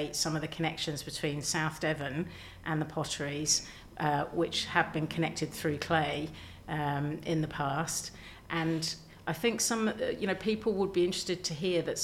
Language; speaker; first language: English; native; English